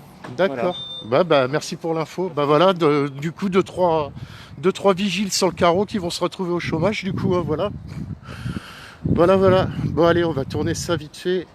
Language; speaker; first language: French; native; French